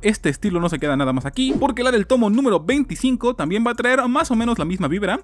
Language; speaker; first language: Spanish; native; Spanish